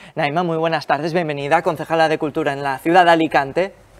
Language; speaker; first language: Spanish; native; Spanish